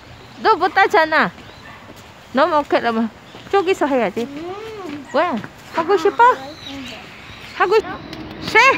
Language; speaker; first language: Korean; non-native, learner; Filipino